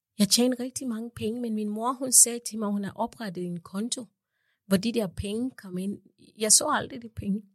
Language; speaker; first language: Danish; non-native, fluent; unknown